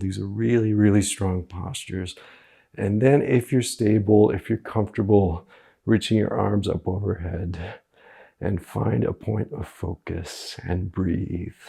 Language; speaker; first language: English; native; English